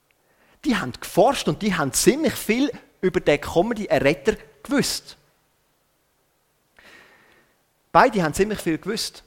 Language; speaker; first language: German; native; German